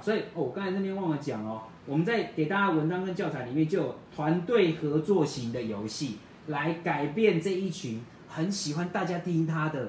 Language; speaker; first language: Chinese; native; Chinese